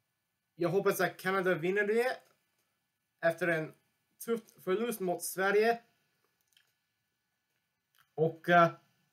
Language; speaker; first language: Swedish; non-native, learner; English